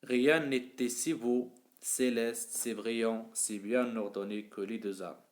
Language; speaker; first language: French; non-native, local second language; Arabic